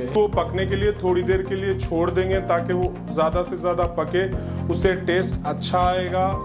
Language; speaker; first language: Hindi; native; Hindi